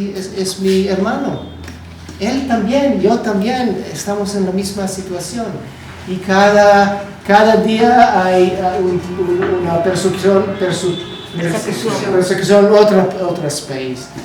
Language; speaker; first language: Spanish; non-native, learner; Hebrew